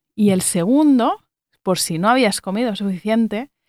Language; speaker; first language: Spanish; native; Spanish